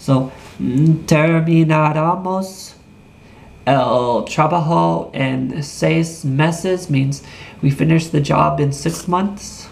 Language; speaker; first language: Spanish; non-native, learner; English